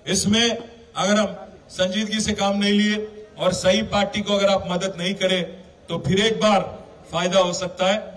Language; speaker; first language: Hindi; non-native, local second language; Telugu